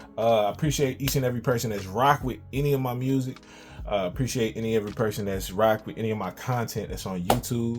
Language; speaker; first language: English; native; English